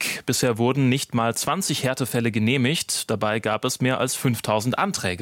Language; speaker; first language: German; native; German